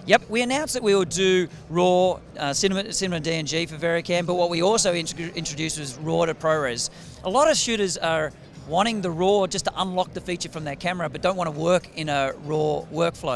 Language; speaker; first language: English; native; English